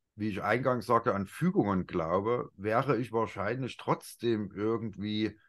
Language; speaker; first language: German; native; German